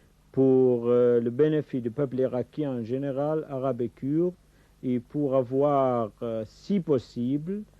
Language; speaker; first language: French; non-native, fluent; Kurdish